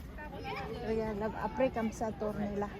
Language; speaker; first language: French; non-native, learner; Cebuano